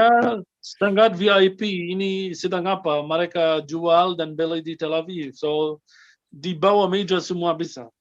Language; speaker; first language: Indonesian; non-native, fluent; Arabic